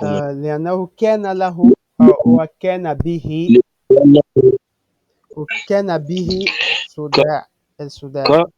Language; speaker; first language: Arabic; non-native, fluent; French